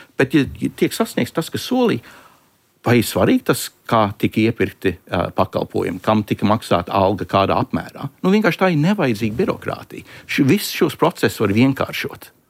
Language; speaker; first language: Latvian; early bilingual, heritage; Latvian